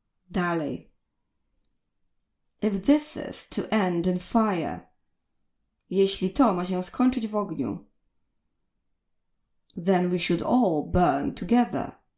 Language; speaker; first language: Polish; native; Polish